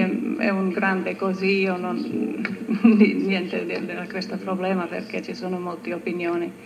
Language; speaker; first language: Italian; non-native, learner; Finnish